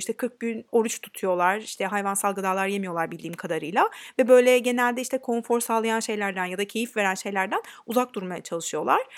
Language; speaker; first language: Turkish; native; Turkish